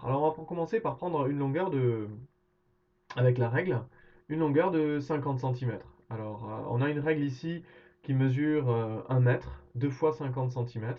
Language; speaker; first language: French; native; French